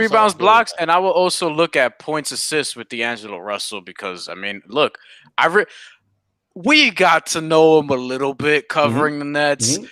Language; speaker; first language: English; native; English